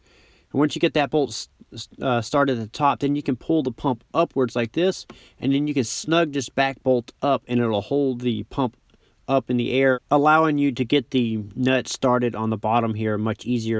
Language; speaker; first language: English; native; English